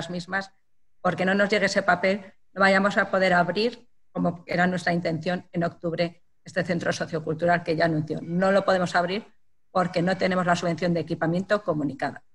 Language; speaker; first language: Spanish; native; Spanish